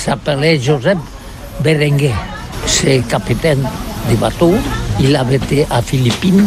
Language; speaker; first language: French; non-native, learner; Catalan